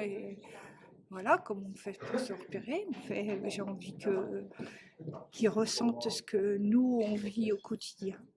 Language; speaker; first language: French; native; French